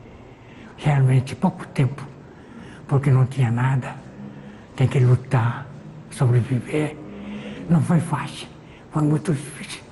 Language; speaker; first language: Portuguese; non-native, fluent; Korean